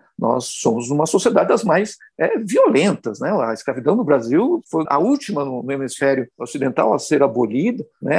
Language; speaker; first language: Portuguese; native; Portuguese